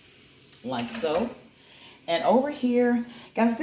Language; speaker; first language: English; native; English